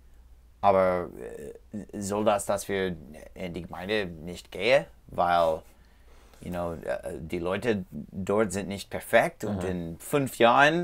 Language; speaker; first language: German; non-native, learner; English